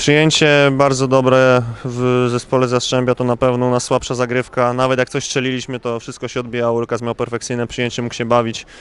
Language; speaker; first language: Polish; native; Polish